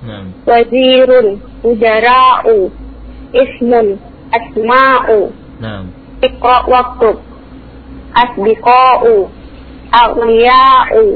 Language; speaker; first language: Arabic; non-native, learner; Indonesian